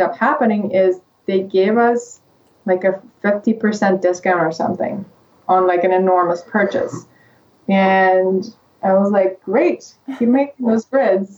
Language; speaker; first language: English; non-native, fluent; Russian